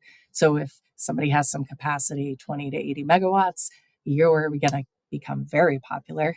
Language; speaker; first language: English; native; English